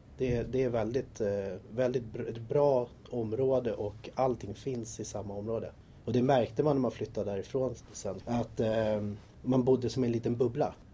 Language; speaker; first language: Swedish; native; Swedish